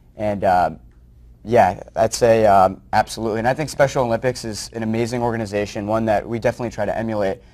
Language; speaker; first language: English; native; English